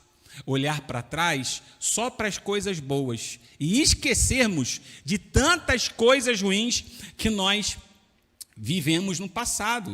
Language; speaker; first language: Portuguese; native; Portuguese